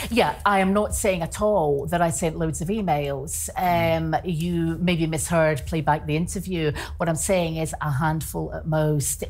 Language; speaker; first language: English; native; English